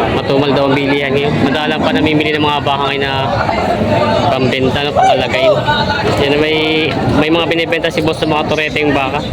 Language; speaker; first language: Filipino; native; Filipino